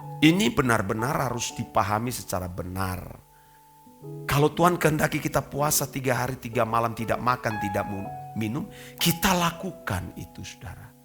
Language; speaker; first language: Indonesian; native; Indonesian